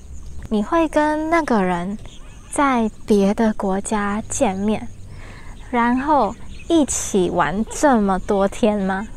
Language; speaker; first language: Chinese; non-native, learner; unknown